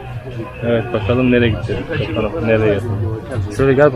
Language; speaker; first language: Turkish; native; Turkish